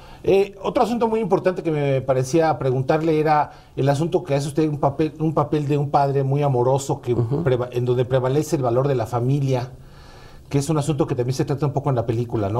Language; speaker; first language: Spanish; native; Spanish